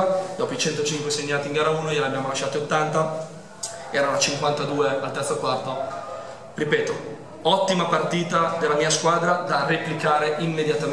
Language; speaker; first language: Italian; native; Italian